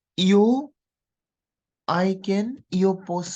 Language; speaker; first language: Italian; non-native, fluent; Hindi